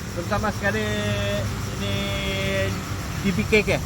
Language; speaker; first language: Malay; native; Malay